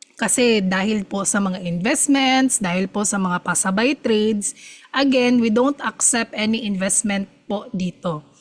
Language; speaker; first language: Filipino; non-native, local second language; Cebuano